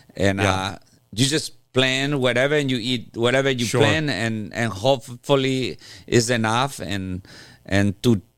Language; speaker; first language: English; non-native, fluent; Spanish